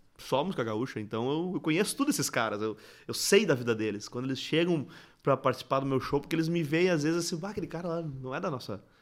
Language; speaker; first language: Portuguese; native; Portuguese